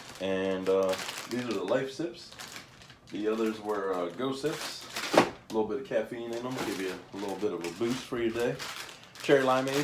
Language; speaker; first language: English; native; English